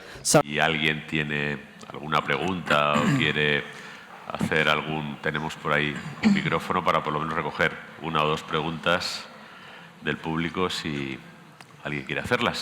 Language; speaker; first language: Spanish; native; Spanish